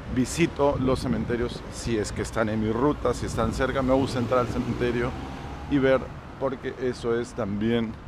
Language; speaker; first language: Spanish; native; Spanish